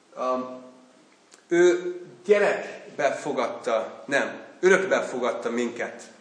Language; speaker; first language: Hungarian; non-native, fluent; English